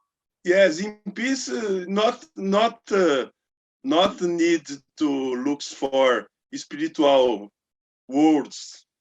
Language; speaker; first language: English; non-native, learner; Portuguese